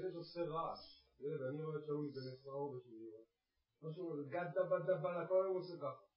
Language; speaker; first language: Hebrew; native; Hebrew